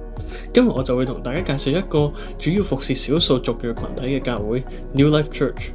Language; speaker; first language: Cantonese; native; Cantonese